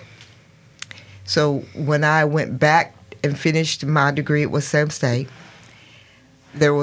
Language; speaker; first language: English; native; English